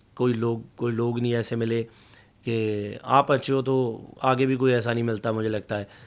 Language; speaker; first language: Hindi; non-native, local second language; Punjabi